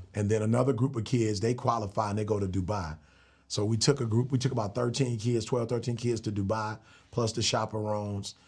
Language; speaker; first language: English; native; English